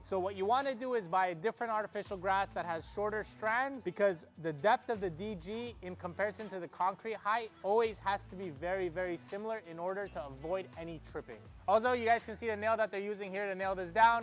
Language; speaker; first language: English; native; English